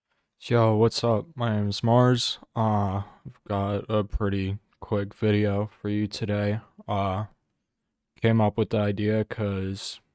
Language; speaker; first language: English; native; English